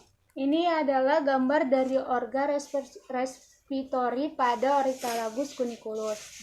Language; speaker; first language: Indonesian; native; Indonesian